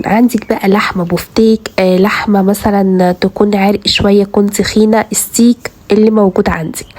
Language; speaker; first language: Arabic; native; Arabic